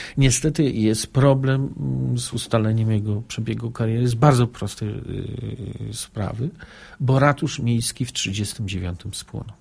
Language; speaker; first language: Polish; native; Polish